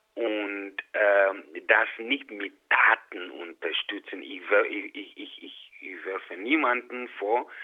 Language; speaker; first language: German; non-native, fluent; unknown